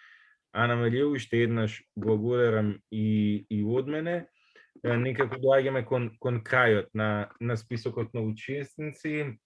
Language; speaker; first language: Macedonian; native; Macedonian